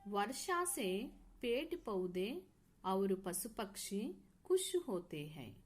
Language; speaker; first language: Hindi; non-native, local second language; Telugu